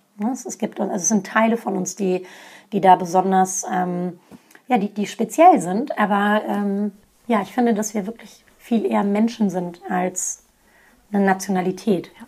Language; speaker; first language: German; native; German